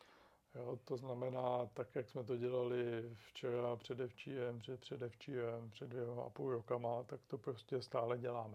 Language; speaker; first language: Czech; native; Czech